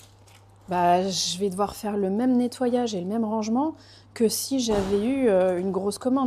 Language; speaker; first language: French; native; French